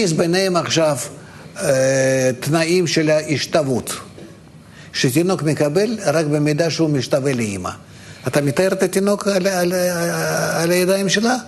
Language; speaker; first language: Hebrew; non-native, fluent; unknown